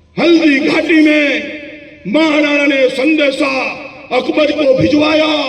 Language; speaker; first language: Hindi; non-native, local second language; Gujarati